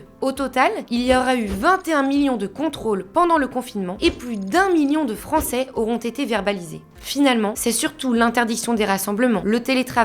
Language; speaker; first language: French; native; French